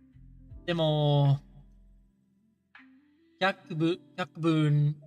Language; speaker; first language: Japanese; non-native, learner; English